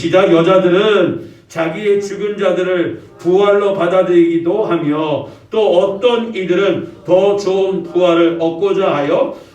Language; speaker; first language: Korean; native; Korean